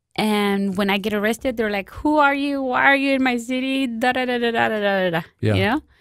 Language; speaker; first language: English; non-native, fluent; Spanish